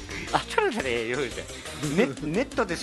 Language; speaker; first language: Japanese; native; Japanese